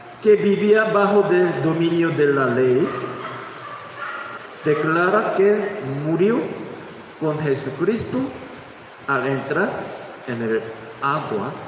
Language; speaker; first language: Spanish; non-native, learner; Korean